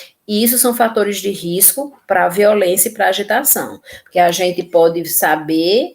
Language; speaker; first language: Portuguese; native; Portuguese